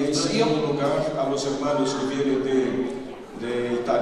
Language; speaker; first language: Spanish; native; Spanish